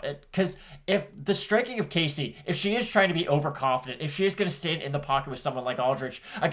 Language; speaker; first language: English; native; English